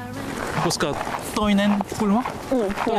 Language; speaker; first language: Finnish; non-native, learner; Korean